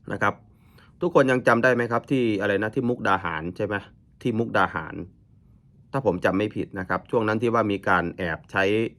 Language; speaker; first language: Thai; native; Thai